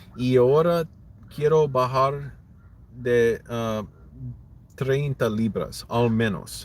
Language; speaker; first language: Spanish; non-native, learner; English